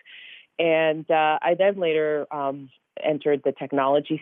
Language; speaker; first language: English; native; English